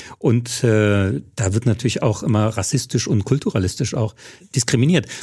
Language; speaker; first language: German; native; German